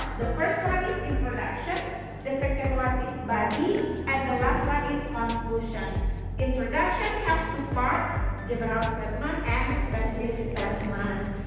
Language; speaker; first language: English; non-native, fluent; Indonesian